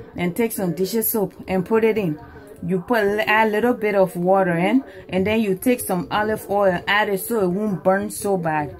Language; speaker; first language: English; native; English